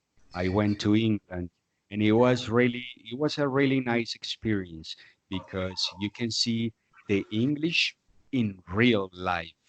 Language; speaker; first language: English; non-native, fluent; Spanish